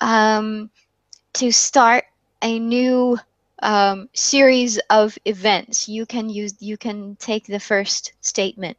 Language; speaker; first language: English; non-native, fluent; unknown